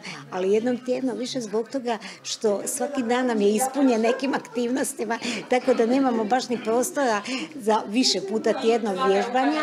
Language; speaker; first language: Croatian; native; Croatian